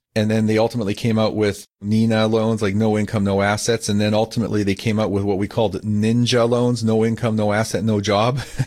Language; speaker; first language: English; native; English